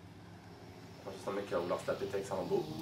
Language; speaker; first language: French; native; French